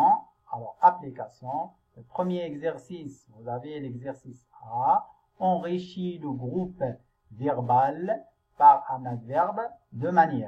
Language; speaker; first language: French; non-native, local second language; Arabic